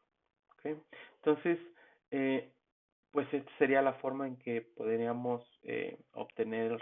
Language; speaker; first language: Spanish; native; Spanish